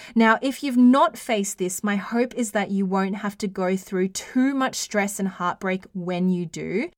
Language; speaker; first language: English; native; English